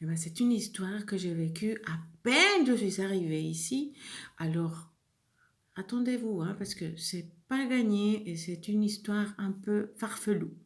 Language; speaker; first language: French; non-native, fluent; Spanish